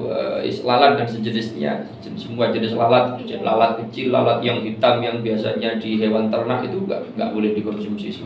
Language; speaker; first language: Indonesian; non-native, local second language; Javanese